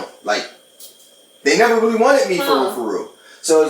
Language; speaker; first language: English; native; English